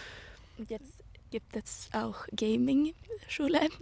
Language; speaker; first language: German; early bilingual, heritage; Swedish